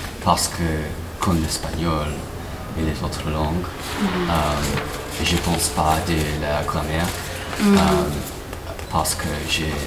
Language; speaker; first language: French; non-native, learner; English